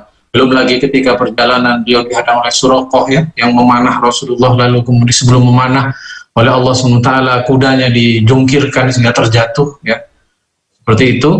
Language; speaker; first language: Indonesian; native; Indonesian